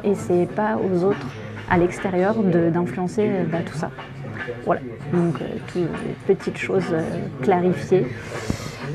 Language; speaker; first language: French; native; French